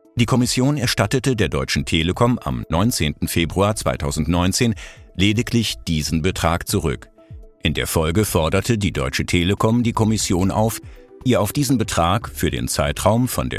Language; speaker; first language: German; native; German